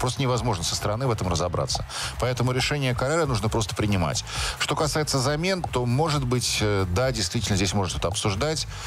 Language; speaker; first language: Russian; native; Russian